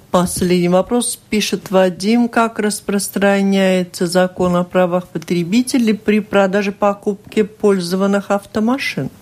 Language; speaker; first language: Russian; native; Russian